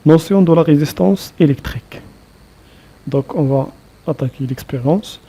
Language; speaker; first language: French; non-native, local second language; Arabic